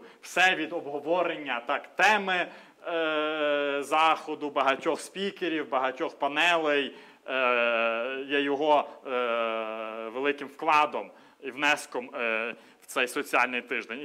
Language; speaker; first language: Ukrainian; native; Ukrainian